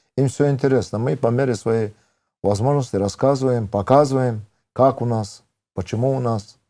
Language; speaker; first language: Russian; non-native, local second language; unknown